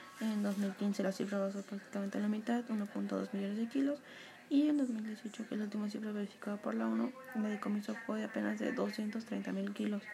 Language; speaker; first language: Spanish; native; Spanish